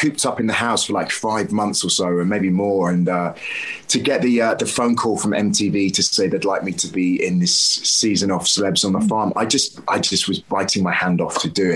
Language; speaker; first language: English; native; English